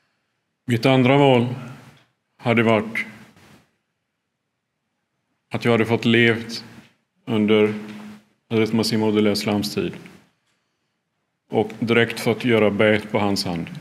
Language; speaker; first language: Swedish; early bilingual, other home language; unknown